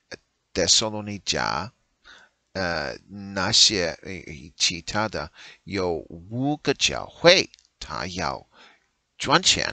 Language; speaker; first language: Chinese; non-native, learner; English